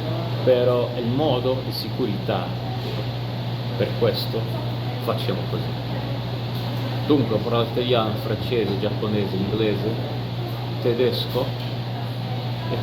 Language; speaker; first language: Italian; non-native, learner; Portuguese